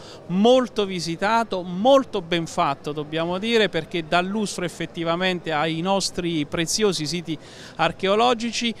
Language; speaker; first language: Italian; native; Italian